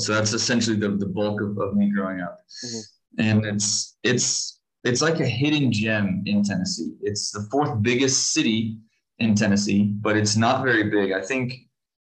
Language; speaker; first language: English; native; English